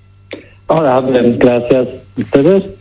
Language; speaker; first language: Spanish; non-native, learner; Polish